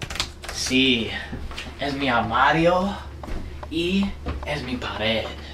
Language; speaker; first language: Spanish; non-native, learner; English